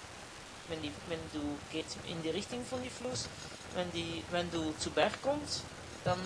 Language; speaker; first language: German; non-native, learner; Dutch